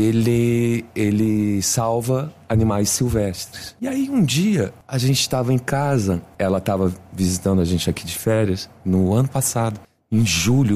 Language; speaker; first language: Portuguese; native; Portuguese